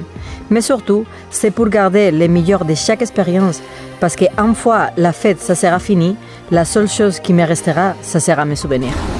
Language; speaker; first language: French; non-native, fluent; Spanish